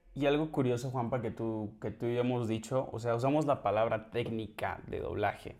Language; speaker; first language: Spanish; native; Spanish